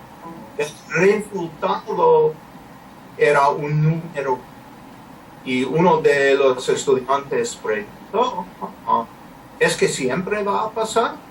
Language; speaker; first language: Spanish; non-native, learner; English